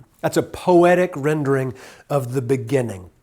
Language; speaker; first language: English; native; English